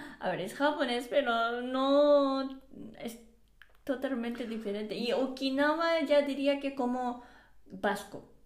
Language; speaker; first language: Spanish; non-native, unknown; Japanese